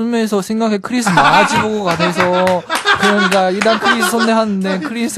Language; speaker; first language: Korean; non-native, learner; Chinese